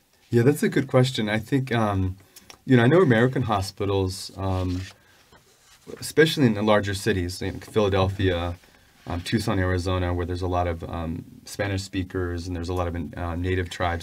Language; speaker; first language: English; native; English